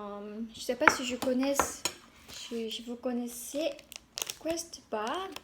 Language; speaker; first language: French; non-native, learner; Korean